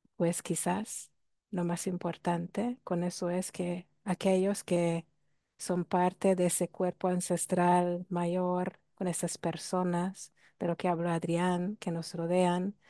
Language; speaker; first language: Spanish; non-native, fluent; Hungarian